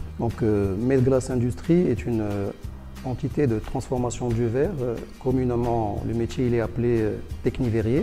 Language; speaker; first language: French; non-native, local second language; Arabic